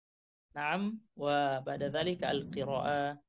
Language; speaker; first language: Arabic; non-native, fluent; Indonesian